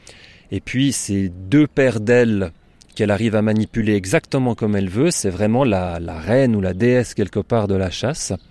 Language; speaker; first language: French; native; French